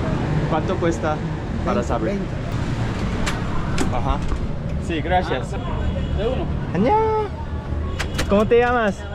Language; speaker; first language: Spanish; non-native, learner; Korean